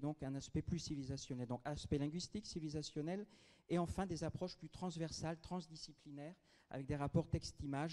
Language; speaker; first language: French; native; French